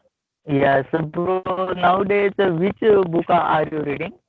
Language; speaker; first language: English; non-native, learner; Marathi